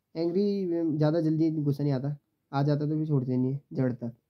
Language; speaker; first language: Hindi; native; Hindi